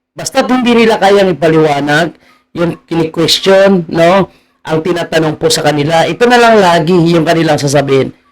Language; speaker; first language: Filipino; native; Filipino